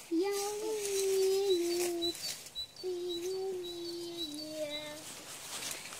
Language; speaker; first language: Russian; native; Russian